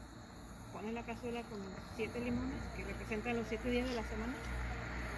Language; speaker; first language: Spanish; native; Spanish